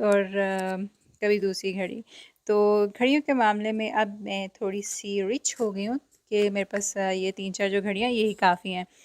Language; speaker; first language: Urdu; native; Urdu